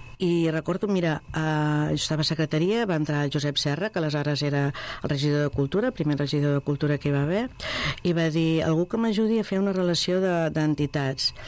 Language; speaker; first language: Catalan; non-native, local second language; Spanish